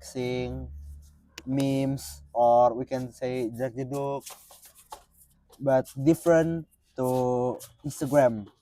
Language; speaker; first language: English; non-native, fluent; Indonesian